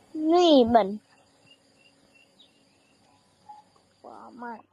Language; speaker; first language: Chinese; non-native, learner; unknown